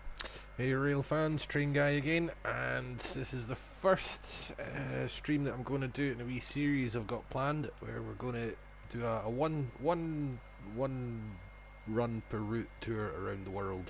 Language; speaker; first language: English; native; English